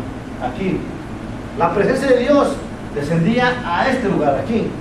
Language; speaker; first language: Spanish; native; Spanish